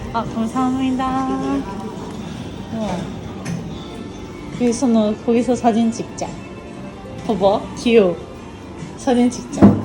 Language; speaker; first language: Korean; non-native, fluent; Japanese